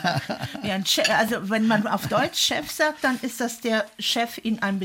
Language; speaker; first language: German; native; German